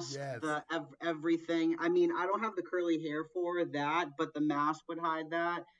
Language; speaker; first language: English; early bilingual, other home language; Portuguese